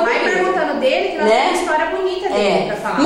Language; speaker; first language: Portuguese; native; Portuguese